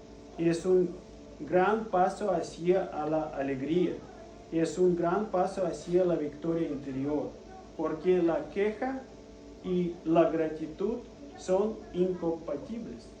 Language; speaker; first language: Spanish; non-native, fluent; Russian